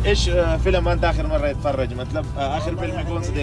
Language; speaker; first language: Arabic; non-native, learner; Hindi